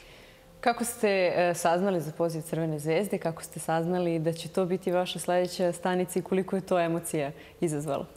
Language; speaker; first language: Serbian; native; Serbian